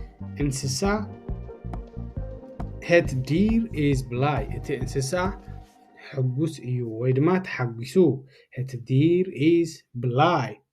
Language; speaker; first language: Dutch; non-native, fluent; Tigrinya